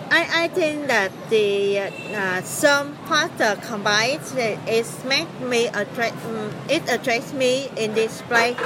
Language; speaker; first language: English; non-native, learner; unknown